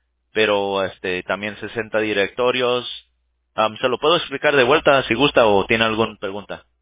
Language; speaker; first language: Spanish; early bilingual, heritage; English